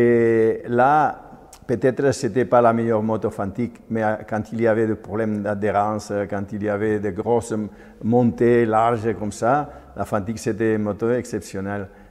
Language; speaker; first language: French; non-native, fluent; Spanish